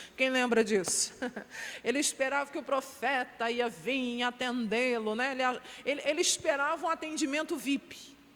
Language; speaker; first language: Portuguese; native; Portuguese